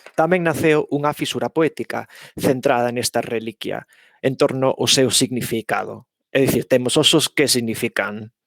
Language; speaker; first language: Galician; non-native, fluent; English